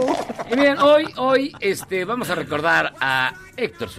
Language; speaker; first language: Spanish; native; Spanish